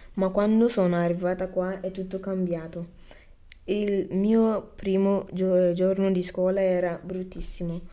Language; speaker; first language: Italian; early bilingual, other home language; Akan